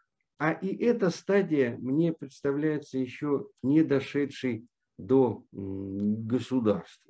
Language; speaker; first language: Russian; native; Russian